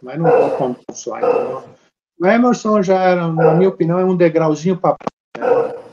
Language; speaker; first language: Portuguese; native; Portuguese